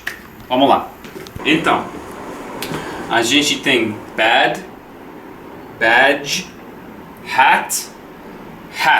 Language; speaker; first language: Portuguese; non-native, learner; English